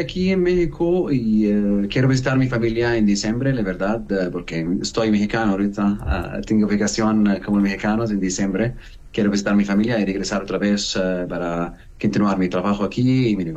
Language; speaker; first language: Spanish; non-native, learner; Arabic